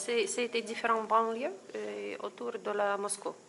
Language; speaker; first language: French; non-native, learner; Russian